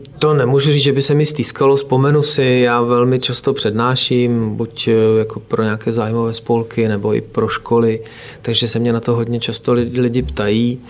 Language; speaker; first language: Czech; native; Czech